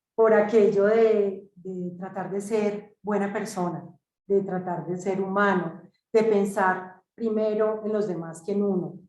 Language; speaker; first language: Spanish; native; Spanish